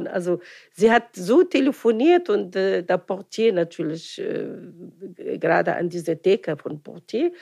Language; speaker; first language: German; non-native, fluent; Arabic